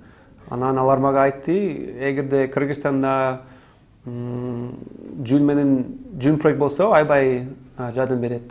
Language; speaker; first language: Kyrgyz; non-native, learner; English